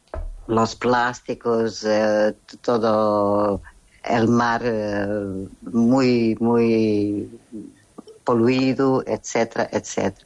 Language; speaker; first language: Spanish; non-native, fluent; Portuguese